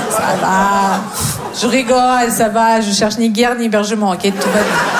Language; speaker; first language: French; non-native, fluent; Russian